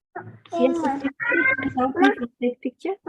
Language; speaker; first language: English; non-native, local second language; Indonesian